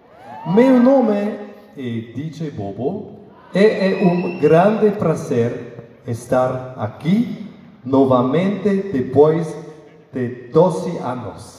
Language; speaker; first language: Portuguese; non-native, learner; German